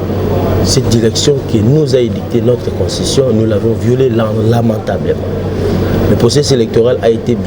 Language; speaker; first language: French; non-native, local second language; Lingala